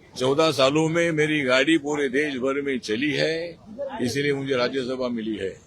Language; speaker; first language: Hindi; non-native, local second language; Marathi